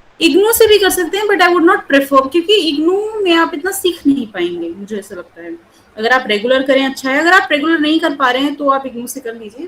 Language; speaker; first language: Hindi; native; Hindi